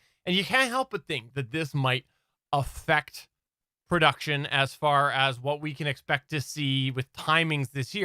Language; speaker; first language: English; native; English